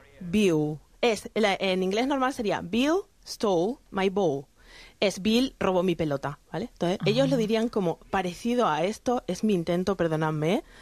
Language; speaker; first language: Spanish; native; Spanish